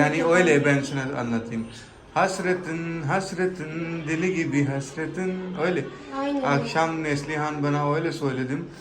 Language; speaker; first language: Turkish; non-native, learner; Urdu